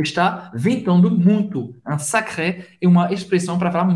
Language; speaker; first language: Portuguese; non-native, fluent; French